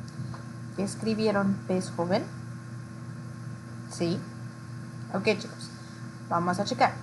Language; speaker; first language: Spanish; early bilingual, heritage; Spanish